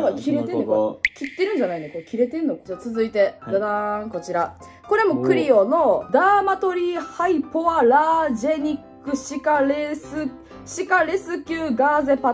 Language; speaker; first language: Japanese; native; Japanese